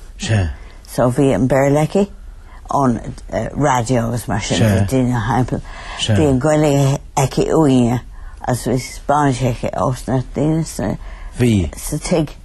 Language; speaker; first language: Irish; native; Irish